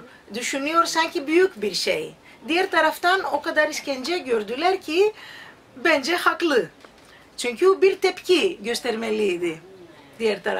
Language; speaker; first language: Turkish; non-native, fluent; Greek